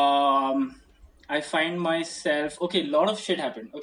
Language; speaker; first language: English; non-native, local second language; Hindi